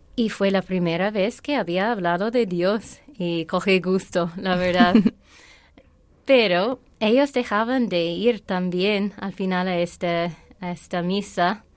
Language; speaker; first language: Spanish; non-native, fluent; English